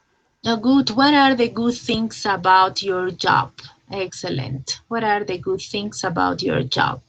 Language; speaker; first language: English; non-native, fluent; Spanish